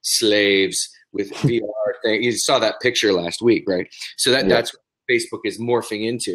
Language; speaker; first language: English; native; English